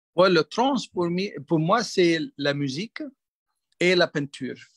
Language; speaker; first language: French; non-native, local second language; Arabic